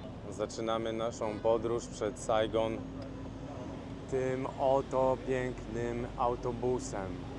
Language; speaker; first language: Polish; native; Polish